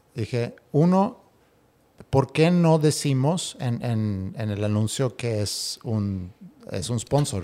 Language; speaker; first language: Spanish; non-native, fluent; Swedish